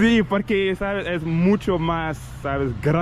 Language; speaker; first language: Spanish; non-native, local second language; French